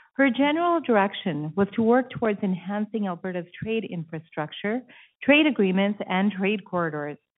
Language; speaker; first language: English; native; English